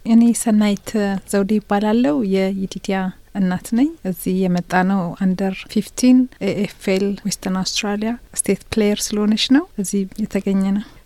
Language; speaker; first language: Amharic; native; Amharic